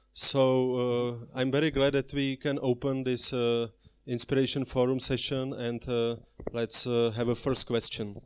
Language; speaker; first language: English; non-native, fluent; Czech